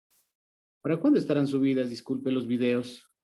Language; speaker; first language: Spanish; native; Spanish